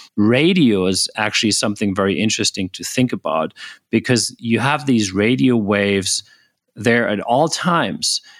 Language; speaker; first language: English; non-native, fluent; German